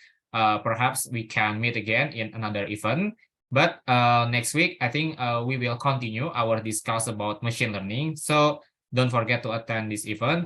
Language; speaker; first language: English; non-native, learner; Indonesian